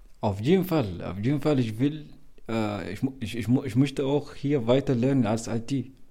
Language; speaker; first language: German; non-native, learner; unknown